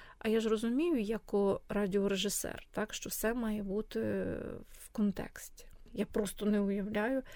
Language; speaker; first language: Ukrainian; native; Ukrainian